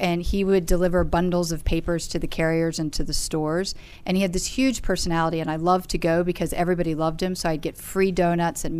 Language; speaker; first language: English; native; English